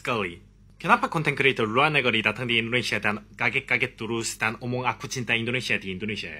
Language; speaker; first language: Indonesian; non-native, fluent; Korean